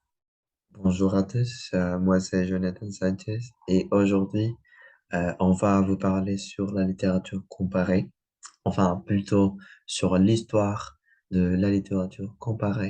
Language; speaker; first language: French; non-native, learner; Spanish